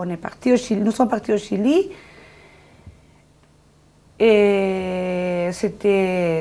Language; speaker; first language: French; non-native, fluent; Spanish